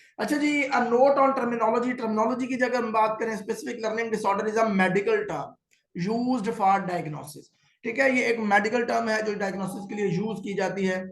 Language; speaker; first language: Urdu; native; Urdu